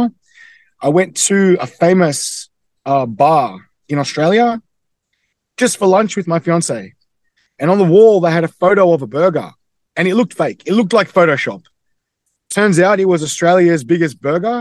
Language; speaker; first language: English; native; English